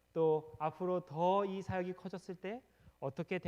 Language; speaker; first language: Korean; native; Korean